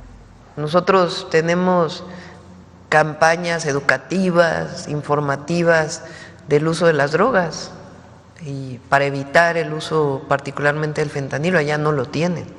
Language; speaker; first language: Spanish; native; Spanish